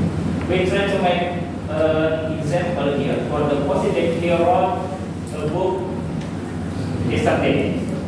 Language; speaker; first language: English; non-native, fluent; Indonesian